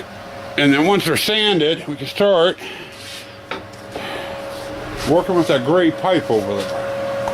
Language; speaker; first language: English; native; English